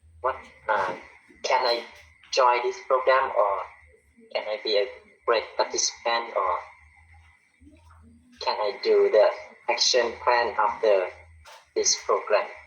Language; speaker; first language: English; non-native, learner; Khmer